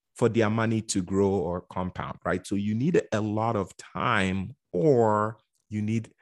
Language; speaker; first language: English; non-native, local second language; Akan